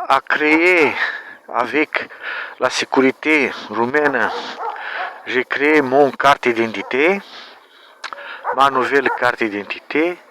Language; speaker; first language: French; non-native, learner; Romanian